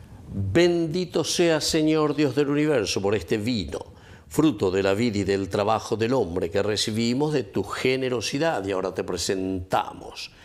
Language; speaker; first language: Spanish; native; Spanish